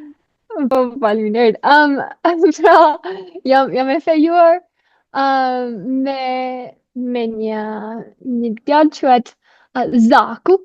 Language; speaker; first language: Albanian; non-native, fluent; English